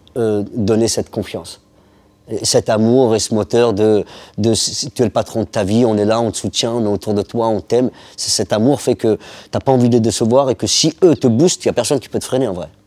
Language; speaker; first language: French; native; French